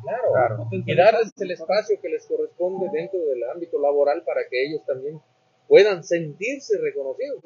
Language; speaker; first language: Spanish; native; Spanish